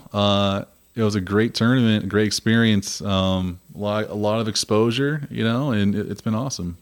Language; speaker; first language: English; native; English